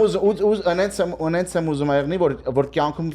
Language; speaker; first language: Armenian; early bilingual, heritage; Armenian